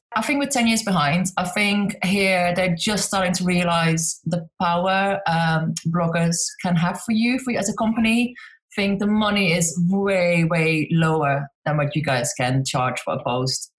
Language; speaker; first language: English; non-native, fluent; Dutch